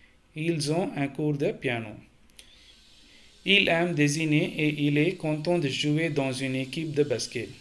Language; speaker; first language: French; non-native, learner; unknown